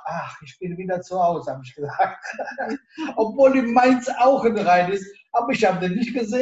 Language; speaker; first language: German; non-native, local second language; Italian